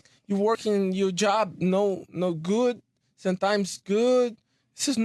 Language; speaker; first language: English; non-native, learner; Portuguese